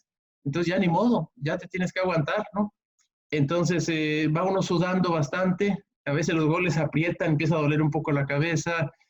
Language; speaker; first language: Spanish; native; Spanish